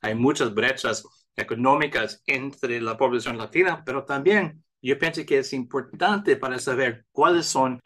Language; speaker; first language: Spanish; early bilingual, heritage; English